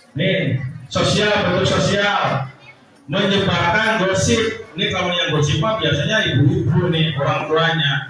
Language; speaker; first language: Indonesian; non-native, local second language; Sundanese